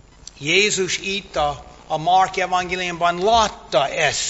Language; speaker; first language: Hungarian; non-native, fluent; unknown